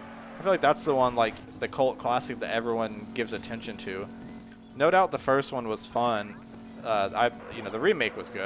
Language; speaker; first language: English; native; English